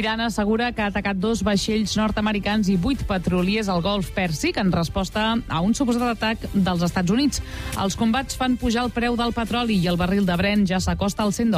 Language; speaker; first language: Catalan; native; Catalan